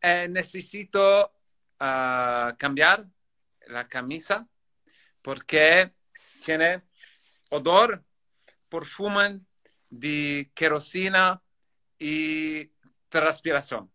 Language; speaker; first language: Spanish; non-native, learner; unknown